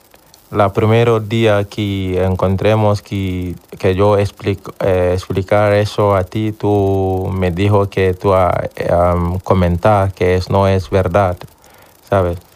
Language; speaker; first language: Spanish; non-native, learner; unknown